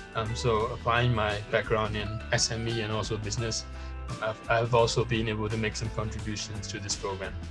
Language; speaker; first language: English; non-native, fluent; Burmese